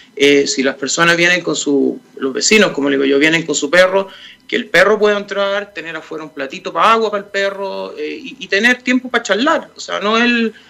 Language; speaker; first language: Spanish; native; Spanish